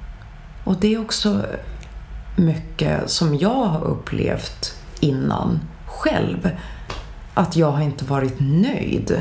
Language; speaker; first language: Swedish; early bilingual, other home language; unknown